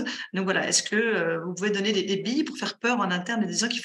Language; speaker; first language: French; native; French